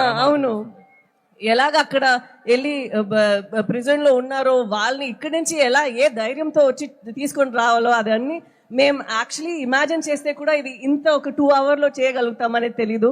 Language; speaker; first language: Telugu; non-native, local second language; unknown